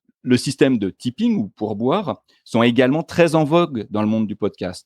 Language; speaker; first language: French; native; French